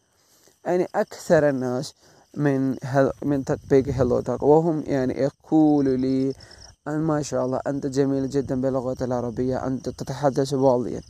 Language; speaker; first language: Arabic; non-native, learner; Malay